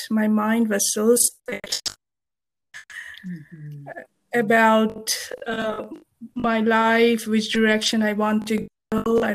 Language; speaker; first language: English; non-native, local second language; Bangla